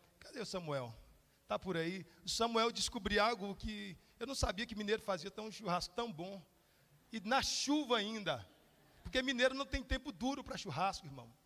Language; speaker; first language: Portuguese; native; Portuguese